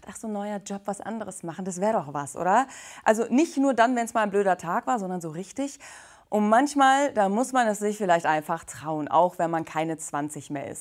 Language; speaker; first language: German; native; German